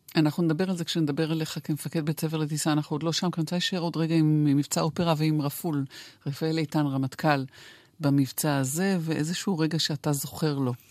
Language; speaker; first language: Hebrew; native; Hebrew